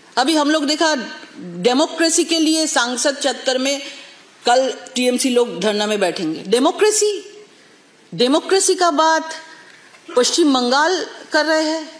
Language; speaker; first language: Hindi; native; Hindi